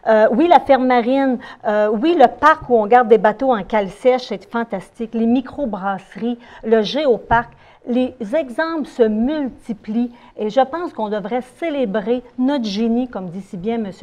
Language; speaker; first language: French; native; French